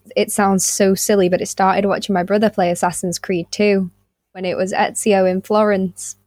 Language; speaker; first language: English; native; English